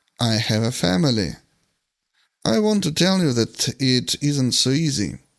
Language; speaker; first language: English; non-native, fluent; Ukrainian